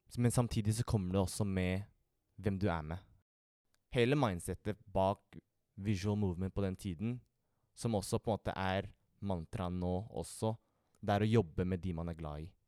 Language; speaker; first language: Norwegian; early bilingual, other home language; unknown